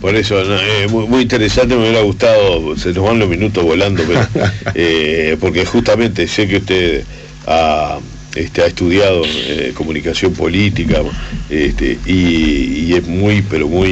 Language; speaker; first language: Spanish; native; Spanish